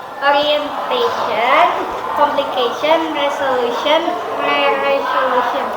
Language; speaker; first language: English; non-native, learner; Indonesian